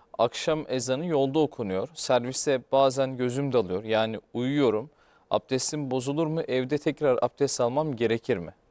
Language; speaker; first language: Turkish; native; Turkish